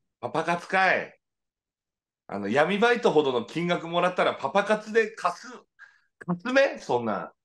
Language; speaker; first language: Japanese; native; Japanese